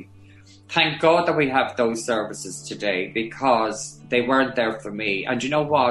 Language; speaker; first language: English; native; English